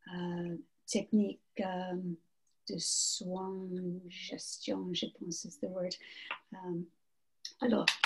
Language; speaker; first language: French; non-native, learner; English